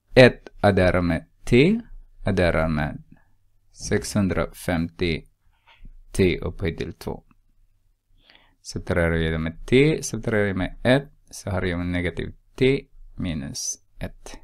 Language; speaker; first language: Swedish; non-native, fluent; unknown